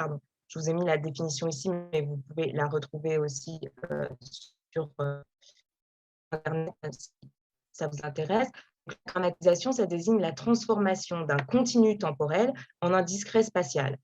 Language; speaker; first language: French; native; French